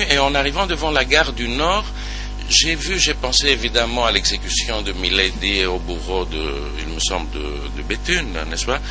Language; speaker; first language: French; non-native, fluent; Greek